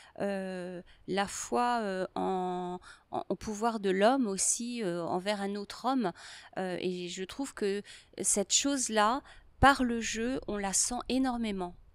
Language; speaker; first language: French; native; French